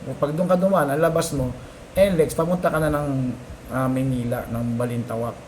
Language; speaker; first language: Filipino; native; Filipino